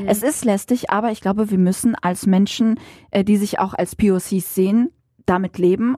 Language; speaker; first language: German; early bilingual, other home language; Arabic